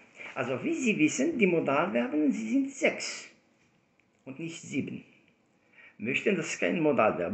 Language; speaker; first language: German; non-native, fluent; Arabic